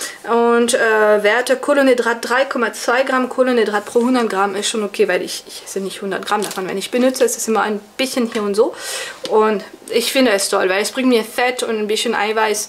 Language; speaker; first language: German; non-native, fluent; French